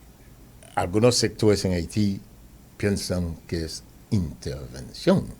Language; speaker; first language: Spanish; non-native, fluent; Haitian Creole